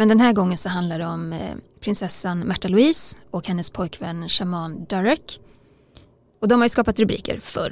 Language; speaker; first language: Swedish; native; Swedish